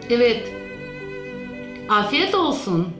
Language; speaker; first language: Turkish; non-native, learner; Russian